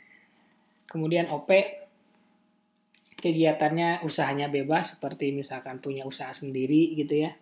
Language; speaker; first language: Indonesian; native; Indonesian